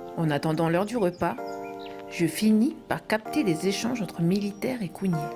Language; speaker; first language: French; native; French